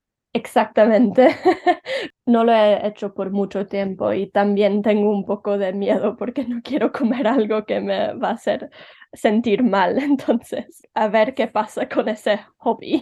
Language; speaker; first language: Spanish; early bilingual, heritage; Spanish